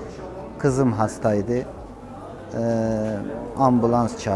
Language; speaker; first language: Turkish; non-native, learner; Persian